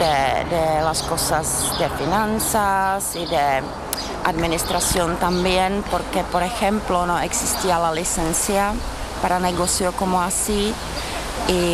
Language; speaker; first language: Spanish; non-native, fluent; Czech